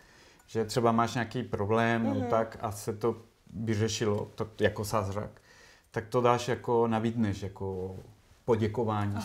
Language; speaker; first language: Czech; non-native, learner; Spanish